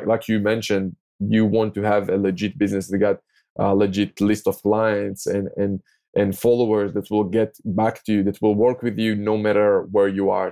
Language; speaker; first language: English; non-native, fluent; Hebrew